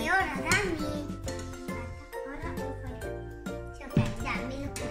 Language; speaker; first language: Italian; early bilingual, other home language; Sinhala